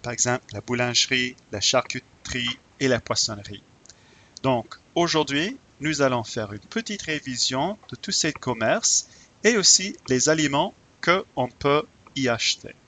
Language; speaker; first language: French; non-native, fluent; English